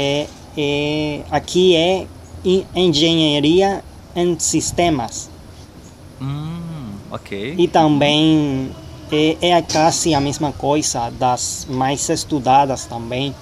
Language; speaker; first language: Portuguese; non-native, learner; Spanish